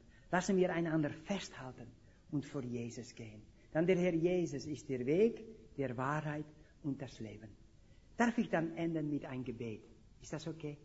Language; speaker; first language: German; non-native, fluent; Dutch